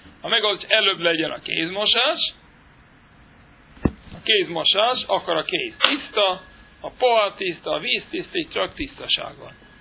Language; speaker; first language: Hungarian; non-native, fluent; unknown